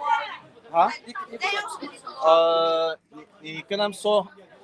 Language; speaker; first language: Chinese; early bilingual, heritage; Chinese